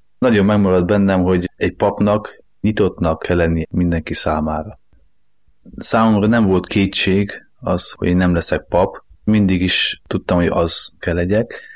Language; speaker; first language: Hungarian; native; Hungarian